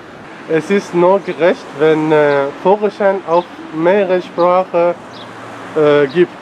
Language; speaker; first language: German; non-native, learner; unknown